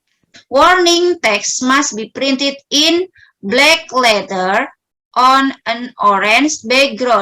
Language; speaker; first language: English; non-native, learner; Indonesian